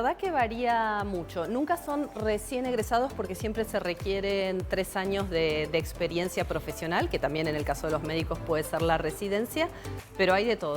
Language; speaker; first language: Spanish; native; Spanish